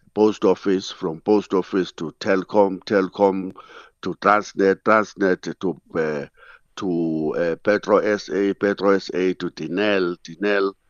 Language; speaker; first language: English; non-native, local second language; Xhosa